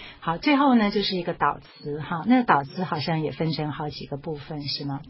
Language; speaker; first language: Chinese; native; Chinese